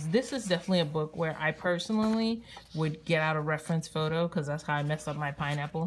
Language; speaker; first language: English; native; English